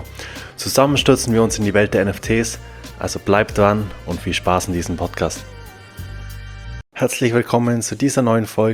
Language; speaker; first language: German; native; German